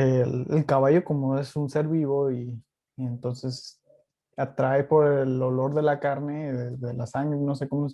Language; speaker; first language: Spanish; native; Spanish